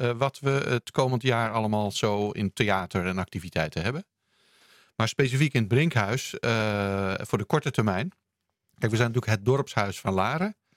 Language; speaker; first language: Dutch; native; Dutch